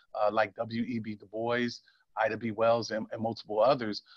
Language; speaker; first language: English; native; English